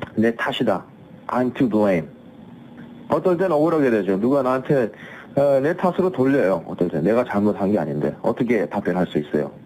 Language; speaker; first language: Korean; early bilingual, heritage; Korean